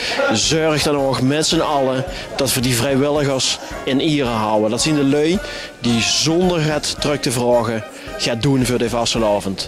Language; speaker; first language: Dutch; non-native, local second language; Limburgish